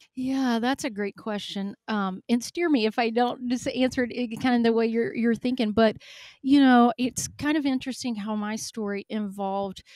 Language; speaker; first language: English; native; English